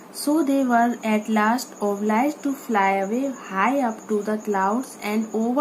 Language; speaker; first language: English; non-native, local second language; Hindi